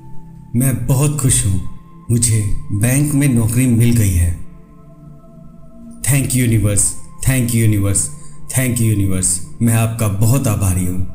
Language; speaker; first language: Hindi; native; Hindi